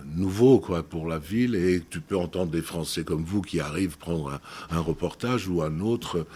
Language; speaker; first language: French; non-native, fluent; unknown